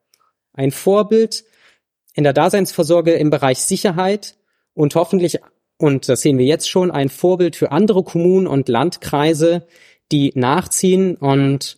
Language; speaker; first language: German; native; German